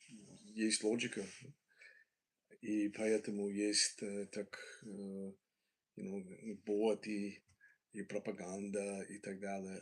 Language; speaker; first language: Russian; non-native, learner; English